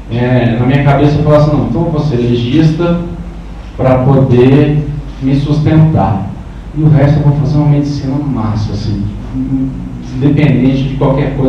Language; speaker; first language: Portuguese; native; Portuguese